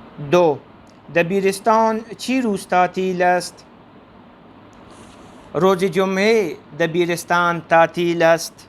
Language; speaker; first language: Persian; non-native, fluent; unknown